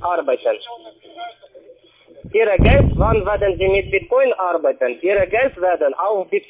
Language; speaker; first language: German; non-native, learner; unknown